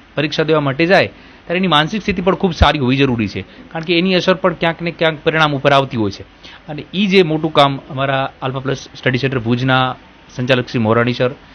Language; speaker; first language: Gujarati; native; Gujarati